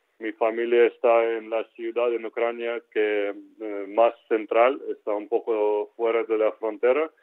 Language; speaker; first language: Spanish; non-native, learner; Ukrainian